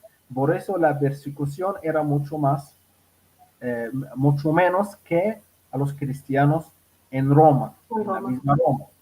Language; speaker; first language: Spanish; non-native, fluent; Arabic